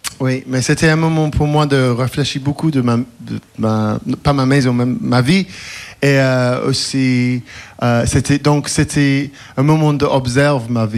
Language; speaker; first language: French; non-native, fluent; English